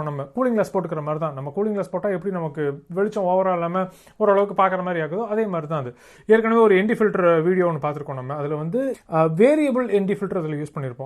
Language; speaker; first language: Tamil; native; Tamil